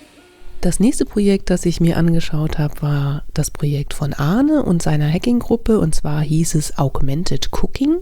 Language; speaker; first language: German; native; German